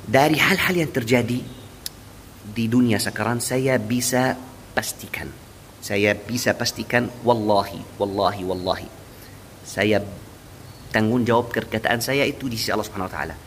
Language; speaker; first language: Indonesian; non-native, fluent; Arabic